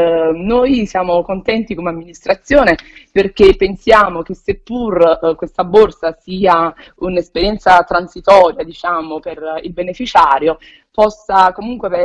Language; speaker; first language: Italian; native; Italian